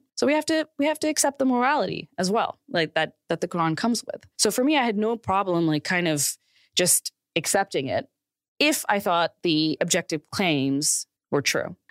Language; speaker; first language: English; non-native, local second language; Urdu